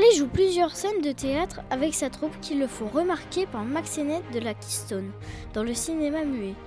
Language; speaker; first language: French; native; French